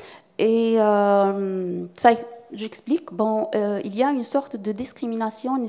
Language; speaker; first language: French; non-native, fluent; Arabic